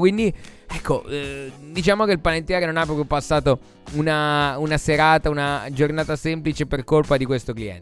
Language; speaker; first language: Italian; native; Italian